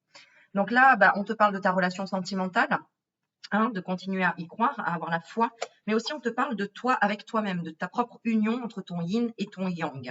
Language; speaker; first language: French; native; French